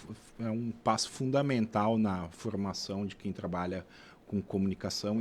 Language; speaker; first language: Portuguese; native; Portuguese